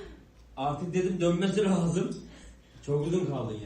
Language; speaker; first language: Turkish; native; Turkish